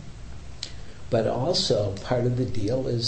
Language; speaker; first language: English; native; English